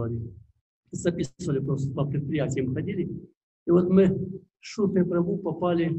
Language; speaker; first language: Russian; native; Russian